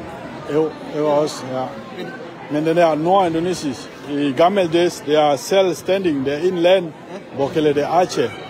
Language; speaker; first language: Danish; non-native, learner; Achinese